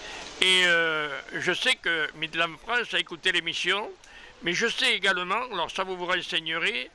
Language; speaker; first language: French; native; French